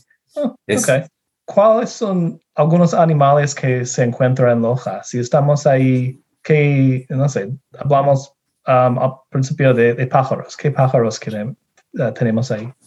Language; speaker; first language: Spanish; non-native, fluent; English